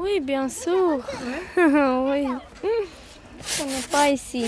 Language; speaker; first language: French; non-native, learner; Romany